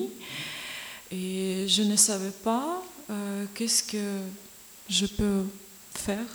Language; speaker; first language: French; non-native, learner; Ukrainian